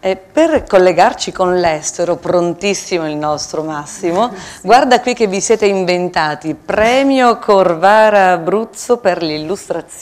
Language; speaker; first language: Italian; native; Italian